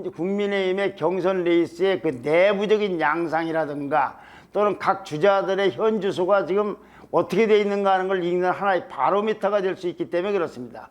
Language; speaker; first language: Korean; native; Korean